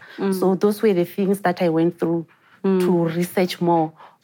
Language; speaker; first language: English; non-native, local second language; Venda